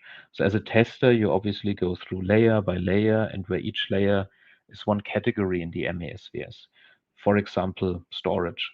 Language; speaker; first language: English; non-native, fluent; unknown